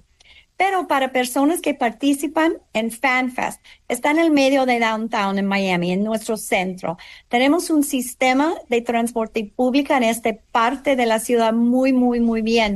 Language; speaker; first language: Spanish; non-native, fluent; English